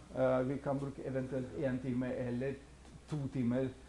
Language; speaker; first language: Norwegian; non-native, fluent; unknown